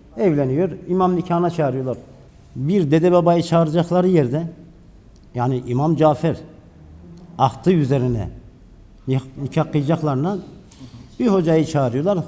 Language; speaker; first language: Turkish; native; Turkish